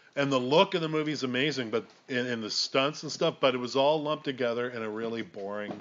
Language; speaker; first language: English; native; English